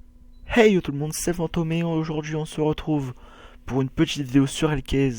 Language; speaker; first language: French; native; French